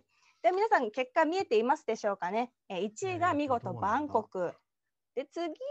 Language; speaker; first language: Japanese; native; Japanese